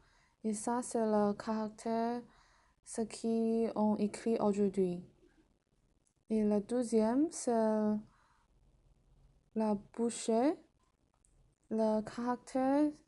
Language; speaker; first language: French; non-native, learner; Chinese